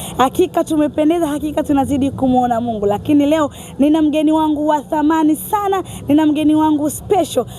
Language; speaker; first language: Swahili; native; Swahili